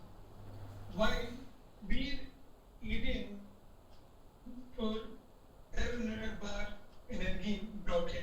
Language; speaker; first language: German; non-native, learner; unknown